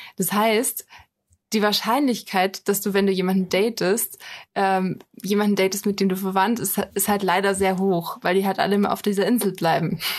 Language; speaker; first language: German; native; German